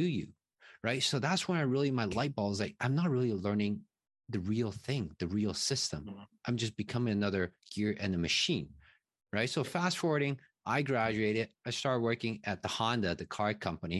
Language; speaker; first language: English; non-native, fluent; Chinese